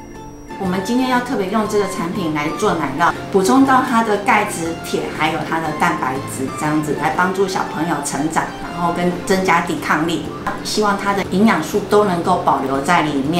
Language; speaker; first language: Chinese; native; Chinese